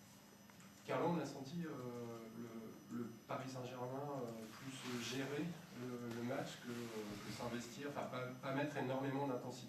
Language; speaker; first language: French; native; French